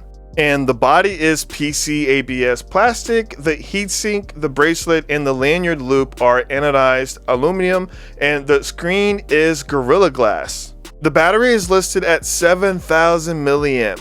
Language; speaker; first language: English; native; English